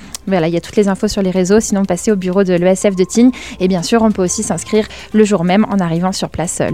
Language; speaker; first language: French; native; French